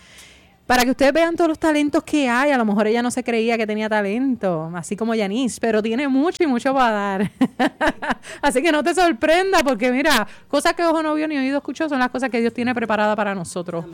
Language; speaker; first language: Spanish; native; Spanish